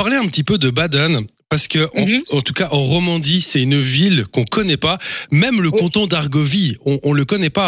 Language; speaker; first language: French; native; French